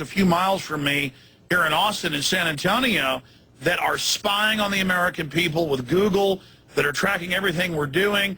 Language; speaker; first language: English; native; English